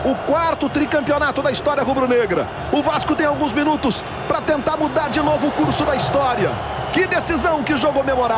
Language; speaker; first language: Portuguese; native; Portuguese